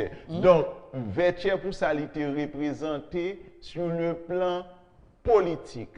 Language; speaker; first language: French; non-native, local second language; Haitian Creole